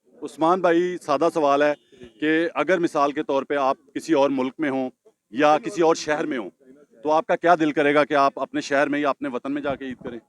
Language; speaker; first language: Urdu; native; Urdu